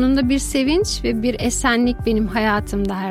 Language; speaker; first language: Turkish; non-native, fluent; German